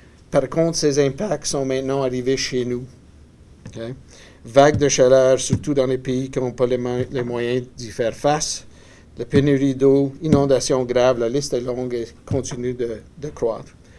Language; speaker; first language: French; native; French